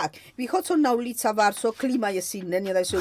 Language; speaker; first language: Polish; non-native, fluent; Spanish